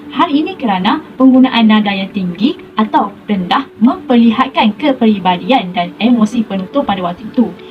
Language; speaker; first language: Malay; native; Malay